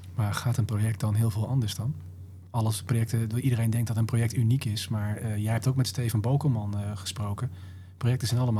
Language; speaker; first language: Dutch; native; Dutch